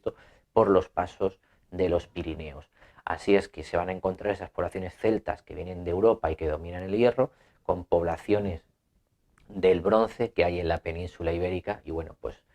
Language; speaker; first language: Spanish; native; Spanish